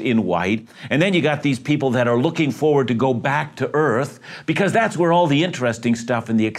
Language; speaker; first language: English; native; English